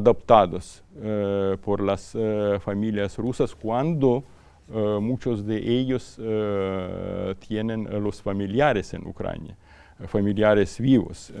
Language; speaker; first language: Spanish; non-native, fluent; Ukrainian